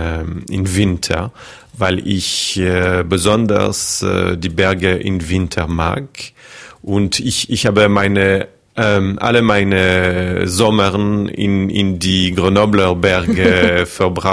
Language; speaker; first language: German; non-native, fluent; French